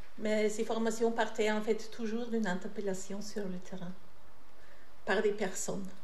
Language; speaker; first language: French; non-native, fluent; German